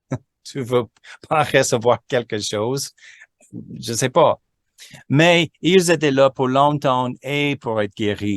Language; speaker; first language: French; non-native, fluent; English